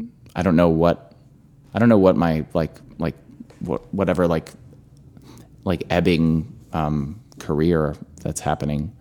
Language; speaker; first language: English; native; English